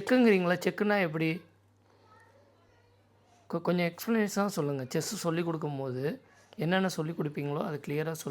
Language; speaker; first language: Tamil; native; Tamil